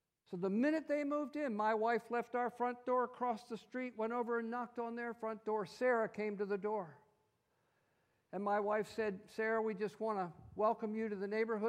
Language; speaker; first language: English; native; English